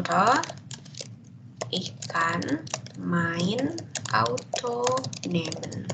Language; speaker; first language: German; non-native, fluent; Indonesian